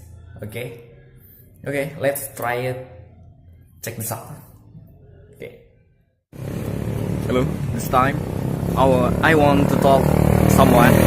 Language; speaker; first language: English; non-native, learner; Indonesian